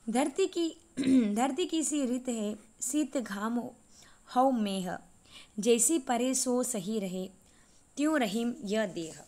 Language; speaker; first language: Hindi; non-native, local second language; Tamil